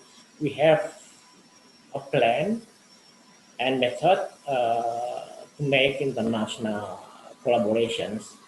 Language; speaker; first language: English; non-native, learner; Indonesian